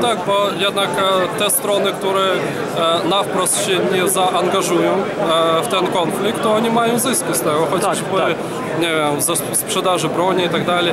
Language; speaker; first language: Polish; non-native, fluent; Ukrainian